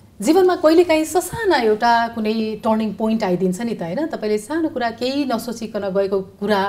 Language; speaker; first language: Nepali; native; Nepali